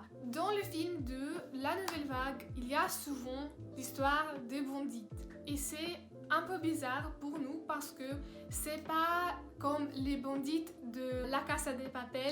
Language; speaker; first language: French; non-native, learner; Russian